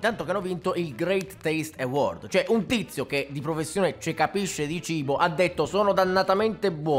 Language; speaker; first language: Italian; native; Italian